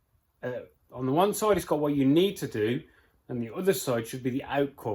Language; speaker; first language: English; native; English